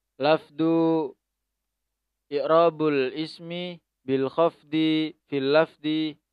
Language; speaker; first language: Arabic; non-native, learner; Indonesian